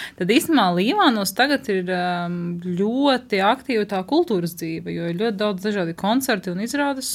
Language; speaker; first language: Latvian; native; Latvian